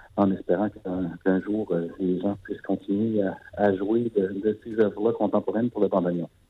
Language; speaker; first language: French; native; French